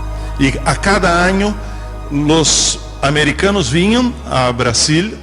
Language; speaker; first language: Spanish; non-native, fluent; Portuguese